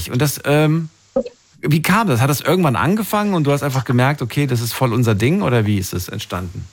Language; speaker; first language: German; native; German